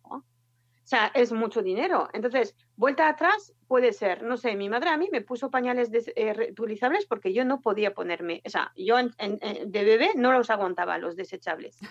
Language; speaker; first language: Spanish; non-native, fluent; French